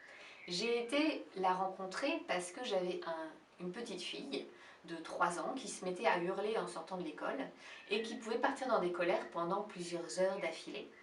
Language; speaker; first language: French; native; French